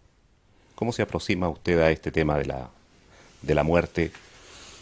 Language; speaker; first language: Spanish; native; Spanish